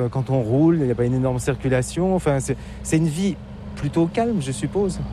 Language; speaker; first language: French; native; French